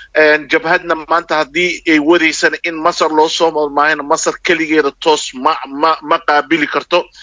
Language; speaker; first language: Somali; non-native, local second language; Maay